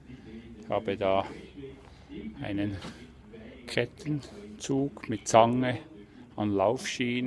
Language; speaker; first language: German; native; German